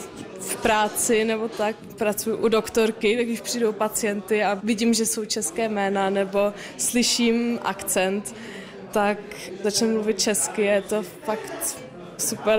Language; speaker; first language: Czech; non-native, local second language; German